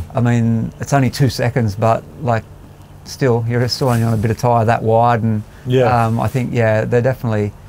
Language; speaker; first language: English; native; English